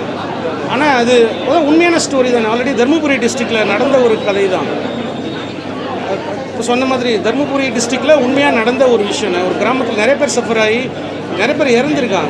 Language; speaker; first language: Tamil; native; Tamil